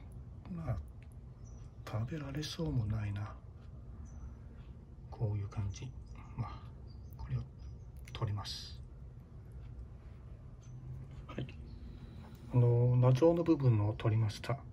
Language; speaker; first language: Japanese; non-native, fluent; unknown